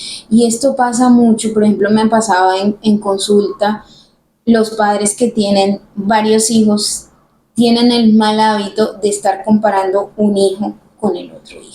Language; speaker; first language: Spanish; native; Spanish